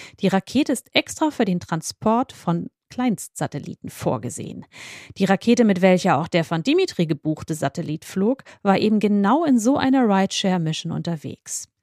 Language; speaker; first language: German; native; German